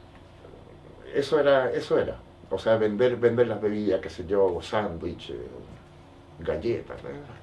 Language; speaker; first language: Spanish; native; Spanish